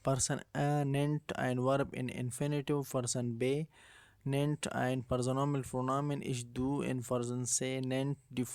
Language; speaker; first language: German; non-native, learner; Urdu